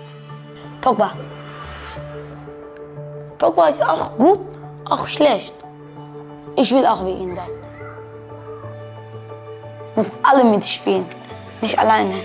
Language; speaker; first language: German; non-native, learner; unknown